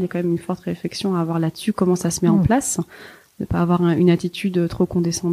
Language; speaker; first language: French; native; French